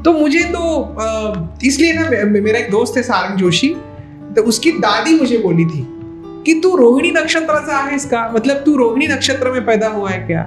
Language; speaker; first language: Hindi; non-native, local second language; Marathi